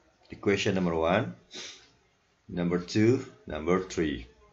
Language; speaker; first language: English; non-native, learner; Indonesian